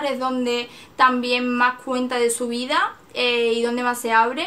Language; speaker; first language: Spanish; native; Spanish